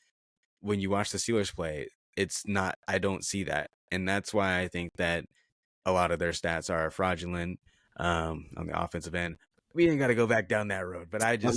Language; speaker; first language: English; native; English